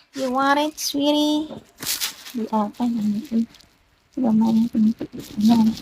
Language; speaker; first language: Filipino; non-native, local second language; Hiligaynon